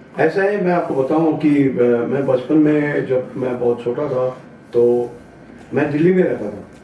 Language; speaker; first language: Hindi; non-native, local second language; Bangla